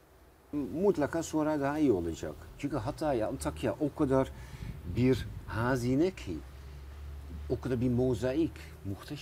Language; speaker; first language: Turkish; non-native, fluent; Dutch